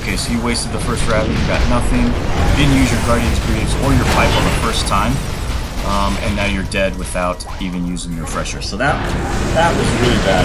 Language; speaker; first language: English; native; English